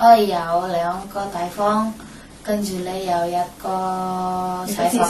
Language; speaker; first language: Cantonese; non-native, learner; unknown